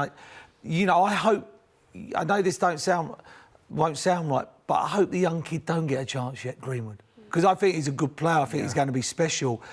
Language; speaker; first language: English; native; English